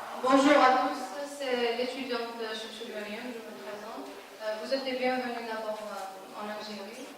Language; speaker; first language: French; non-native, local second language; Arabic